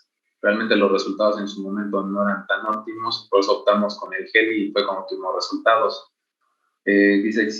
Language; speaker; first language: Spanish; native; Spanish